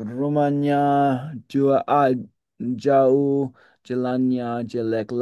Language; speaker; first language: Indonesian; non-native, learner; English